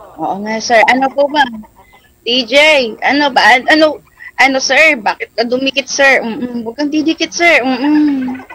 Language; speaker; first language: Filipino; non-native, local second language; Iloko